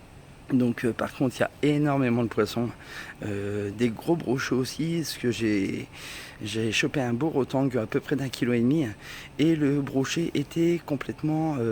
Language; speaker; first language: French; native; French